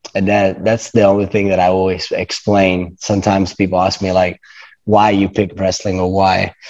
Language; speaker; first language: English; non-native, fluent; Italian